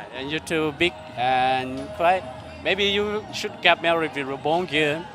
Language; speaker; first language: English; non-native, learner; Hmong